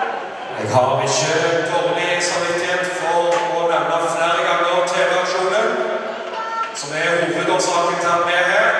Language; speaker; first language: Norwegian; native; Norwegian